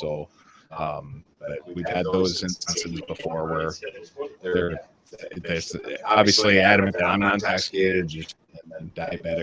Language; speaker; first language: English; native; English